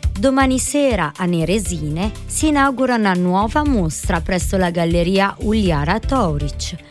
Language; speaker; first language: Italian; non-native, fluent; Croatian